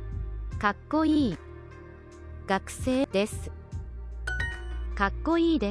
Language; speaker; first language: Japanese; non-native, learner; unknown